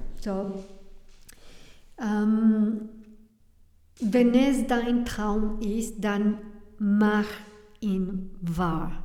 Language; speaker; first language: German; non-native, learner; Spanish